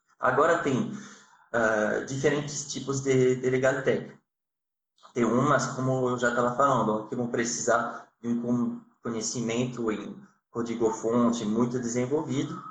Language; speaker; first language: Portuguese; non-native, fluent; French